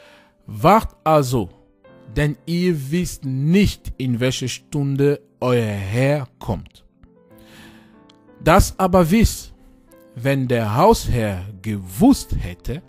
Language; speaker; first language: German; non-native, fluent; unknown